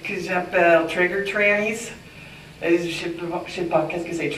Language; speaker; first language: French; non-native, learner; English